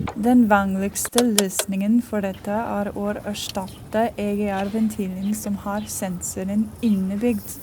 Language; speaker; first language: Norwegian; non-native, learner; English